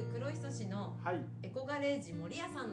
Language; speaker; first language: Japanese; native; Japanese